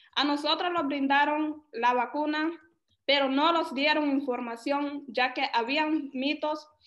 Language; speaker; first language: Spanish; native; Spanish